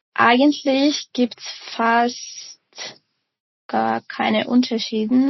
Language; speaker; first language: German; non-native, fluent; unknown